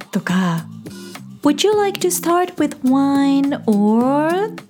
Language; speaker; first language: English; non-native, fluent; Japanese